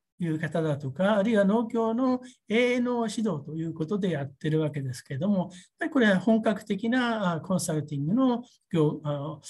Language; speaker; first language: Japanese; native; Japanese